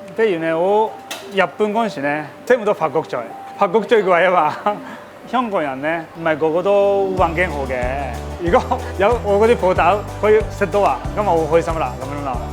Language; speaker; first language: Cantonese; non-native, fluent; Japanese